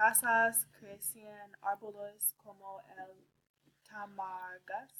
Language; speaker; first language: Spanish; non-native, learner; English